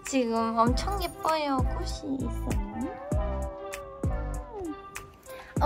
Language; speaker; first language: Korean; non-native, fluent; Thai